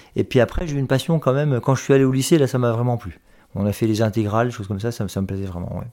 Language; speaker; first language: French; native; French